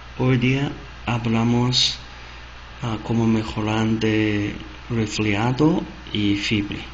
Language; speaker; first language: Spanish; non-native, learner; Chinese